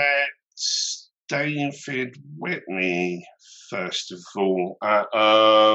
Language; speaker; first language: English; native; English